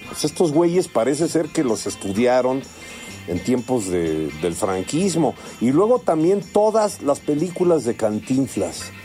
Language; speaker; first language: Spanish; early bilingual, heritage; Spanish